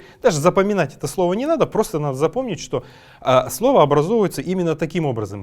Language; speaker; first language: Russian; native; Russian